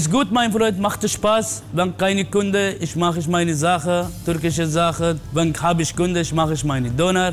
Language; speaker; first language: German; non-native, learner; Turkish